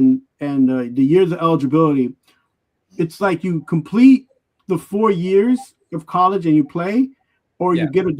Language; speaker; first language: English; native; English